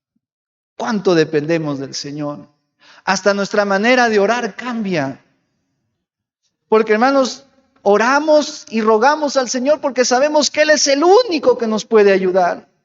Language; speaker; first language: Spanish; native; Spanish